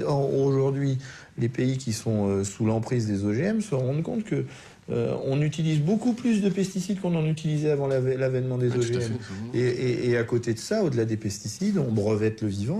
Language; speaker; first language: French; native; French